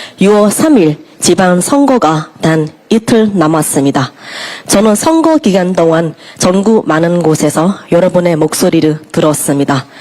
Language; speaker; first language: Korean; non-native, fluent; Burmese